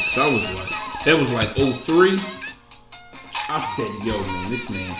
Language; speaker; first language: English; native; English